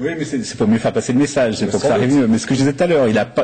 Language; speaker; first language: French; native; French